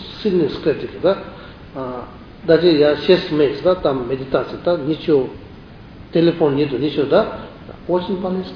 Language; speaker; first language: Russian; non-native, learner; Tibetan